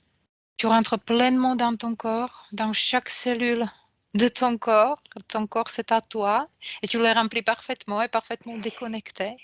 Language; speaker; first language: French; non-native, fluent; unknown